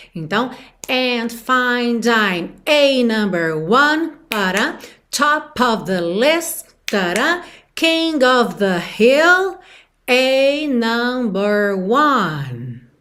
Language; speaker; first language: English; non-native, fluent; Portuguese